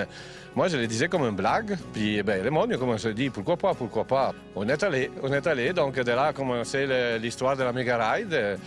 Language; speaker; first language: French; non-native, fluent; Italian